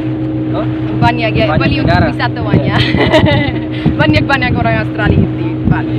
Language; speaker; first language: Indonesian; non-native, learner; English